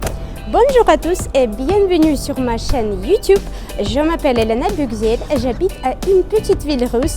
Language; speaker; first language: French; non-native, fluent; Russian